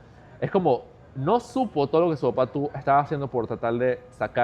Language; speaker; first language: Spanish; native; Spanish